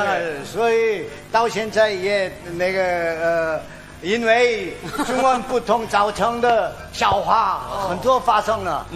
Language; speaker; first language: Chinese; non-native, learner; Korean